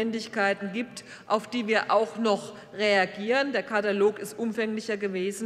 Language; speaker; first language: German; native; German